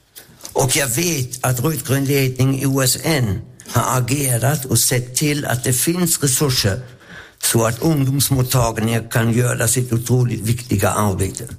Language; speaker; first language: Swedish; non-native, fluent; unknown